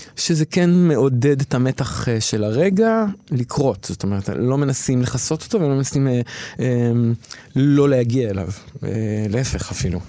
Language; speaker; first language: Hebrew; native; Hebrew